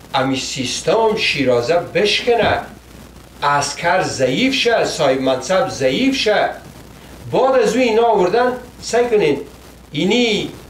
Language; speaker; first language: Persian; native; Persian